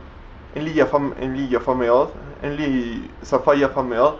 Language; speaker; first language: Hebrew; non-native, learner; Spanish